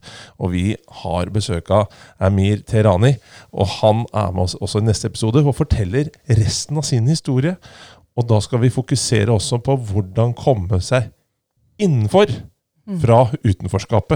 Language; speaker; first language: Norwegian; native; Norwegian